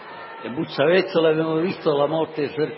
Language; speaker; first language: Italian; non-native, learner; Sicilian